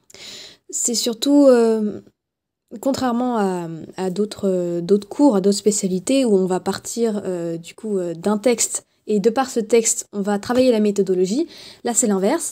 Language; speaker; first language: French; native; French